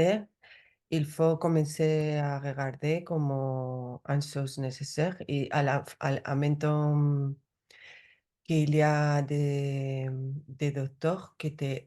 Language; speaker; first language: French; non-native, learner; Spanish